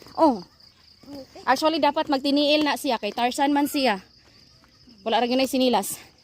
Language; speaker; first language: Filipino; non-native, local second language; Cebuano